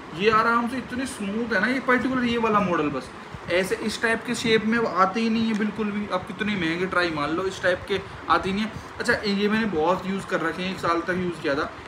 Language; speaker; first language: Hindi; native; Hindi